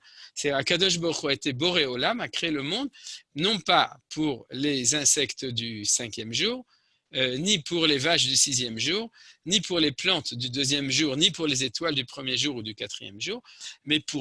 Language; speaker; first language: French; native; French